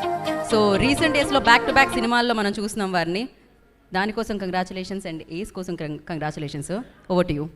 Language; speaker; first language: Telugu; native; Telugu